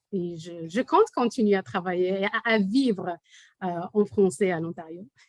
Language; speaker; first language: French; non-native, local second language; Arabic